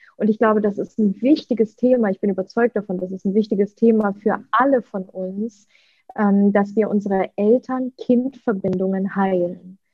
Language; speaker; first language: German; early bilingual, other home language; Russian